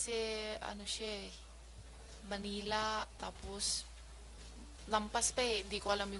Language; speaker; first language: Filipino; non-native, learner; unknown